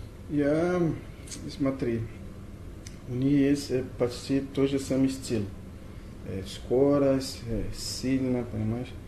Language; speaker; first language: Russian; non-native, learner; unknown